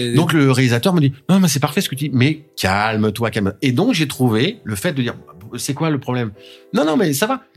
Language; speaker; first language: French; native; French